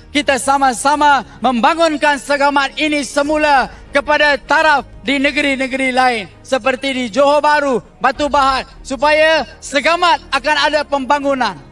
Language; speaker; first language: Malay; non-native, local second language; Tamil